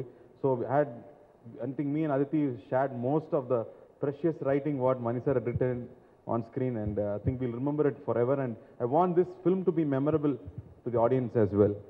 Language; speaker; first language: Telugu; non-native, learner; Tamil